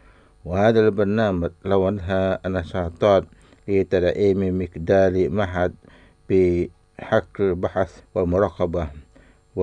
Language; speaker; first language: Arabic; non-native, fluent; Indonesian